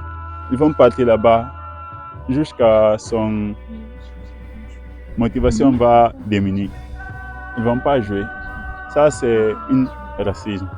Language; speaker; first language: French; non-native, learner; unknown